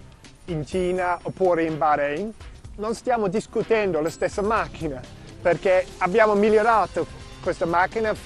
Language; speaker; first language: Italian; non-native, fluent; English